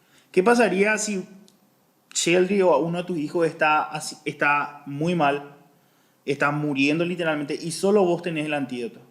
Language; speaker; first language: Spanish; native; Spanish